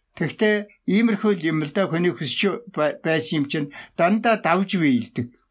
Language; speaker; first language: Mongolian; non-native, local second language; Tuvinian